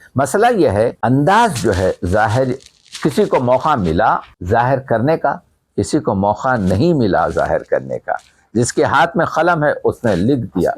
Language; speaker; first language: Urdu; native; Urdu